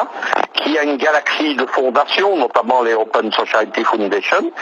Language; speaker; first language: French; native; French